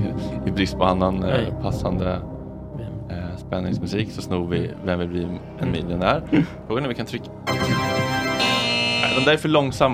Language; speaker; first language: Swedish; native; Swedish